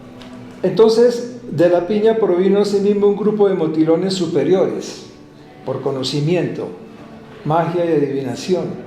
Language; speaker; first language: Spanish; native; Spanish